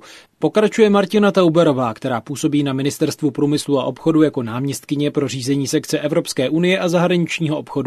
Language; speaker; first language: Czech; native; Czech